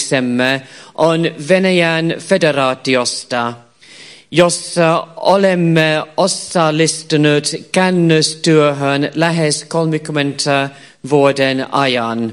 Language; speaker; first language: Finnish; non-native, fluent; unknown